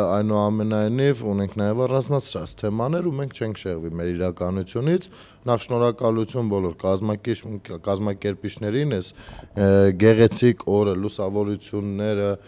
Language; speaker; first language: Armenian; native; Armenian